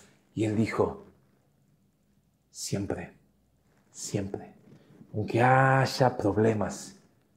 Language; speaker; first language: Spanish; native; Spanish